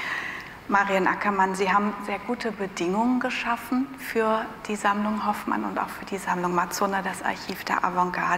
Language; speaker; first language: German; native; German